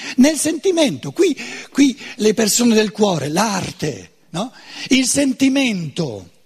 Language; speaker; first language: Italian; non-native, fluent; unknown